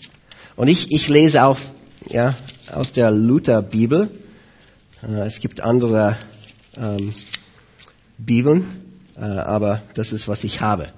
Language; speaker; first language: German; non-native, fluent; English